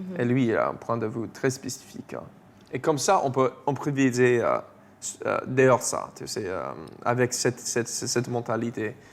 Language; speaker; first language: French; non-native, fluent; English